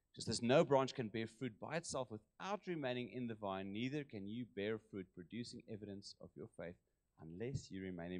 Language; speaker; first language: English; non-native, local second language; Afrikaans